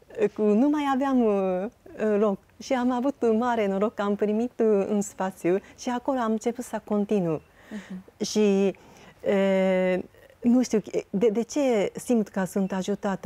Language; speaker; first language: Romanian; non-native, fluent; Japanese